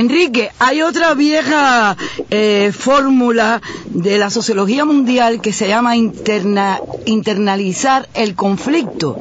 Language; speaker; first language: Spanish; native; Spanish